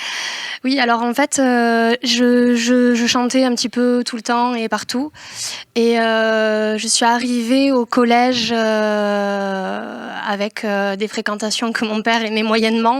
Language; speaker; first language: French; native; French